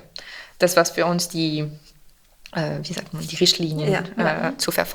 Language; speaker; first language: German; non-native, fluent; French